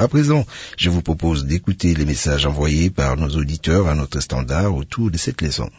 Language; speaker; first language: French; non-native, local second language; Lingala